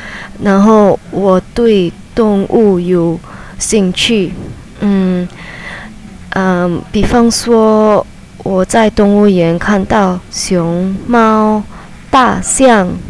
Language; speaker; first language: Chinese; non-native, learner; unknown